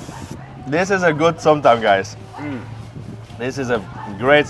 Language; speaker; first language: English; non-native, fluent; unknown